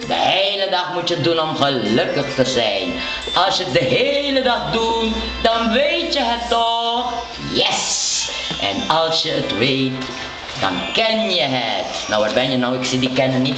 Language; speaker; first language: Dutch; non-native, local second language; Papiamento